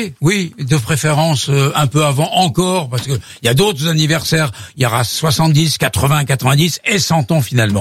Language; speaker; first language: French; native; French